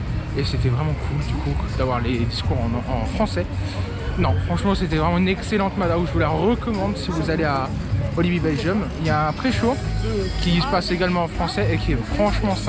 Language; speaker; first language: French; native; French